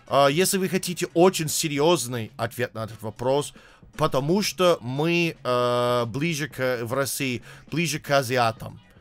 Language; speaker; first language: Russian; non-native, fluent; English